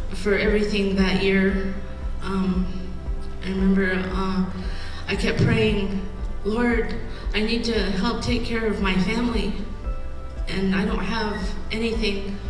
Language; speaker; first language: English; native; English